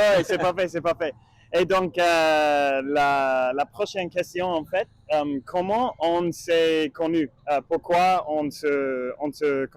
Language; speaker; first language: French; non-native, learner; English